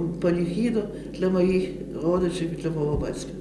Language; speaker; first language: Ukrainian; early bilingual, heritage; Ukrainian